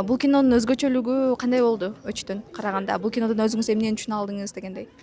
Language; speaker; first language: Kyrgyz; native; Kyrgyz